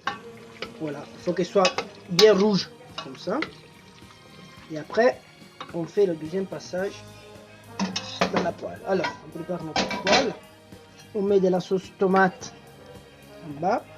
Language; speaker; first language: French; non-native, fluent; Italian